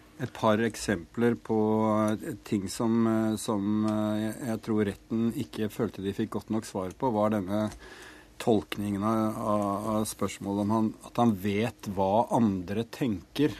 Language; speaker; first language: Norwegian; native; Norwegian